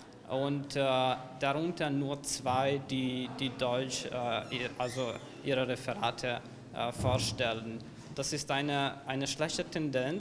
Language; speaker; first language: German; non-native, fluent; Ukrainian